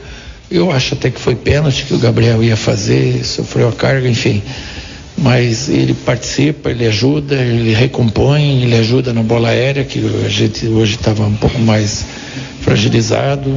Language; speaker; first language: Portuguese; native; Portuguese